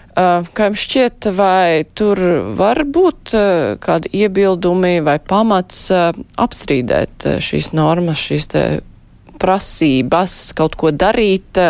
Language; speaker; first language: Latvian; native; Latvian